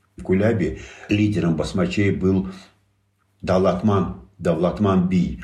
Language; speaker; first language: Russian; non-native, local second language; Tajik